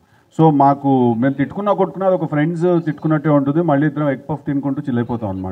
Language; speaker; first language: Telugu; native; Telugu